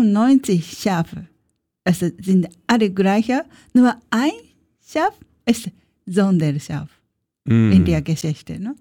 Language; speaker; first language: German; non-native, learner; Japanese